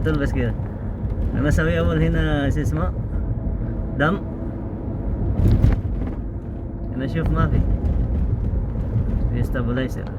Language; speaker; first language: Arabic; non-native, learner; Filipino